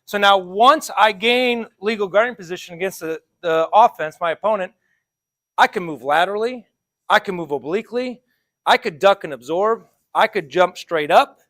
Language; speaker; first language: English; native; English